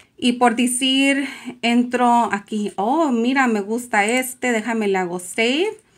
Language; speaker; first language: Spanish; early bilingual, heritage; Spanish